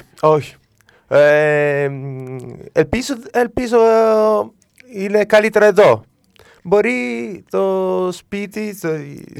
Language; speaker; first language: Greek; non-native, learner; Italian